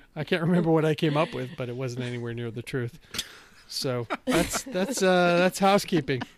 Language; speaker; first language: English; native; English